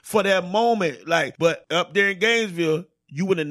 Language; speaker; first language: English; native; English